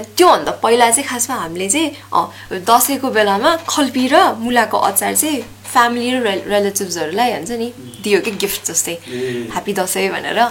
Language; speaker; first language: Nepali; native; Nepali